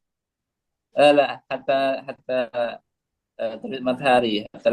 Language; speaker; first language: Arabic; non-native, learner; Indonesian